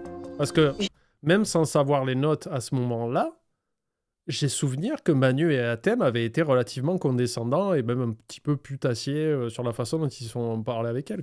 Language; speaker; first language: French; native; French